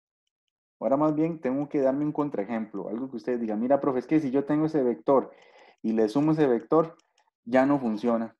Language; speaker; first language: Spanish; native; Spanish